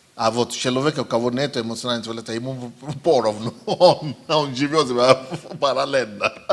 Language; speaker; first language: Russian; non-native, fluent; Yoruba